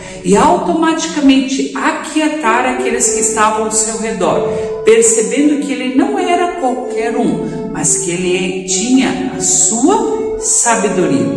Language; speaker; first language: Portuguese; native; Portuguese